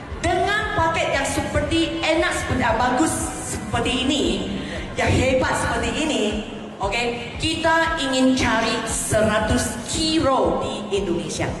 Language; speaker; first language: Malay; non-native, local second language; Chinese